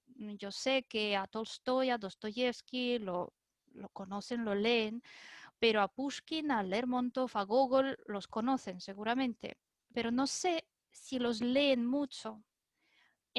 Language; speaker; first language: Spanish; non-native, fluent; Russian